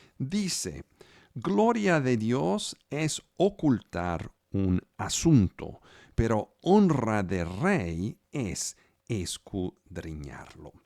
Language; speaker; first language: Spanish; non-native, fluent; Italian